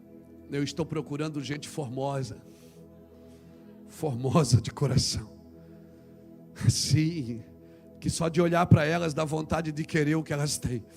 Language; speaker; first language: Portuguese; native; Portuguese